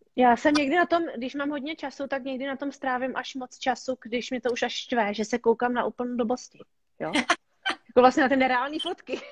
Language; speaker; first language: Czech; native; Czech